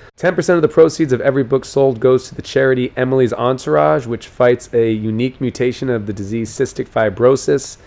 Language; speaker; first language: English; native; English